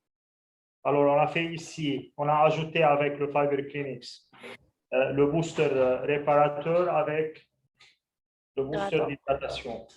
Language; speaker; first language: French; non-native, local second language; Arabic